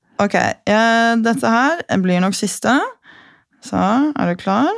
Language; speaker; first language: Norwegian; native; Norwegian